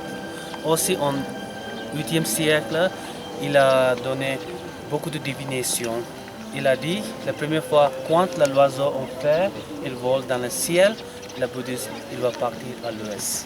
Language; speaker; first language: French; non-native, learner; Tibetan